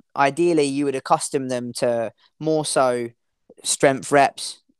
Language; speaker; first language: English; native; English